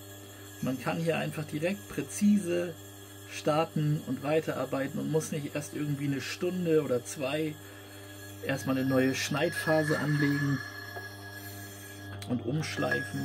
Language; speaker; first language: German; native; German